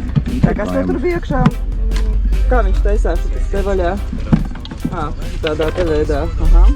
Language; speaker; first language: Latvian; native; Latvian